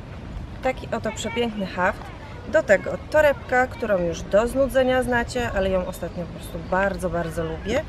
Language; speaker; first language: Polish; native; Polish